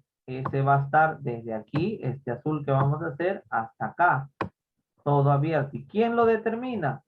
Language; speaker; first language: Spanish; native; Spanish